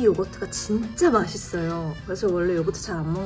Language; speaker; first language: Korean; early bilingual, other home language; English